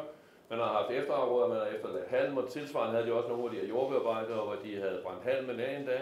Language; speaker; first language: Danish; native; Danish